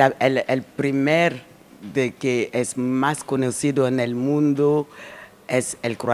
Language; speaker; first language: Spanish; non-native, learner; French